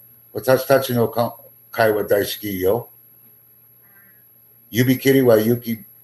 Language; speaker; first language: Japanese; non-native, learner; English